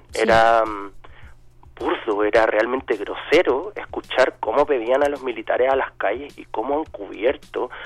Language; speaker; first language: Spanish; native; Spanish